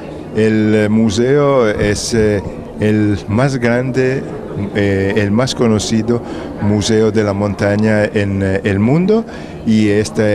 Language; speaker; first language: Spanish; non-native, fluent; Italian